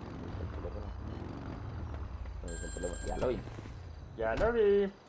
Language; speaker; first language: Spanish; native; Spanish